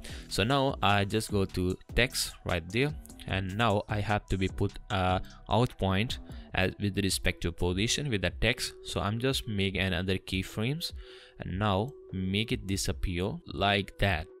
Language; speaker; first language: English; non-native, fluent; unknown